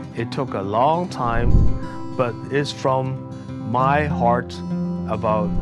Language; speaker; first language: English; non-native, local second language; Cantonese